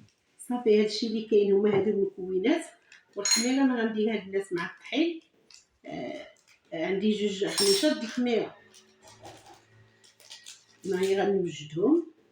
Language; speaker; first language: Arabic; native; Arabic